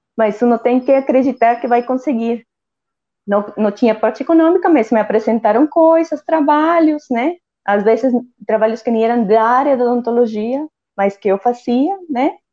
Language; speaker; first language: Portuguese; non-native, fluent; Spanish